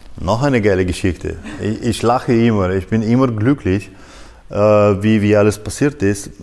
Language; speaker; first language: German; non-native, fluent; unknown